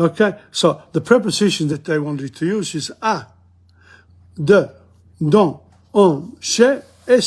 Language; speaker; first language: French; non-native, fluent; English